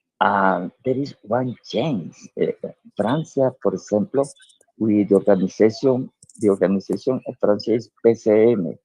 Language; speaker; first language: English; non-native, learner; Spanish